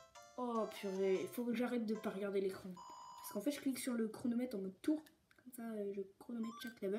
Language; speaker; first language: French; native; French